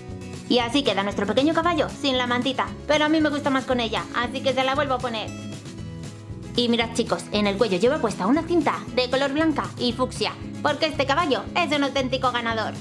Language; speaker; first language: Spanish; native; Spanish